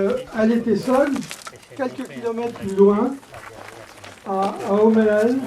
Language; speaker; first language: French; native; French